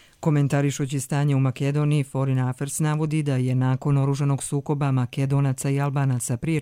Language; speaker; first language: Croatian; native; Croatian